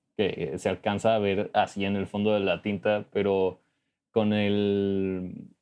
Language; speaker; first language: Spanish; native; Spanish